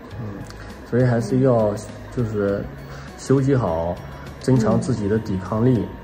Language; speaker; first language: Chinese; native; Chinese